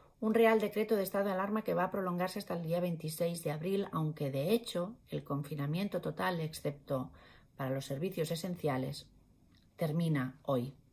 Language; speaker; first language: Spanish; non-native, local second language; Catalan